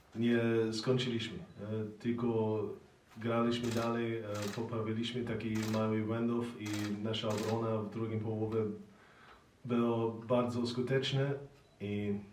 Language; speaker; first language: Polish; non-native, learner; German